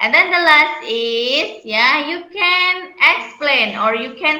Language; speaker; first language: English; non-native, fluent; Indonesian